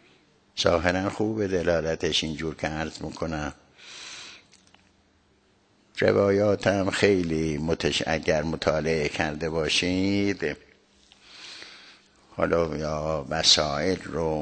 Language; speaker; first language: Persian; native; Persian